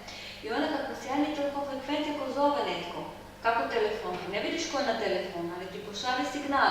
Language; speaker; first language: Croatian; non-native, learner; Hebrew